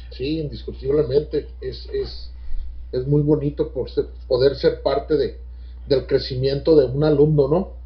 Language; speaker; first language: Spanish; native; Spanish